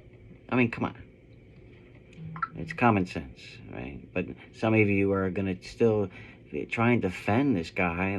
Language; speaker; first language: English; native; English